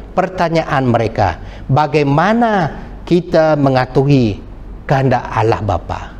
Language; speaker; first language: Malay; non-native, local second language; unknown